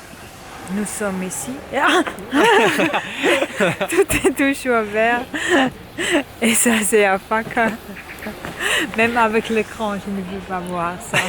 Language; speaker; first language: French; non-native, learner; German